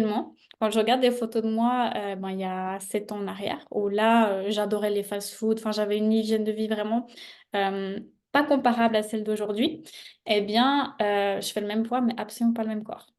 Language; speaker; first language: French; native; French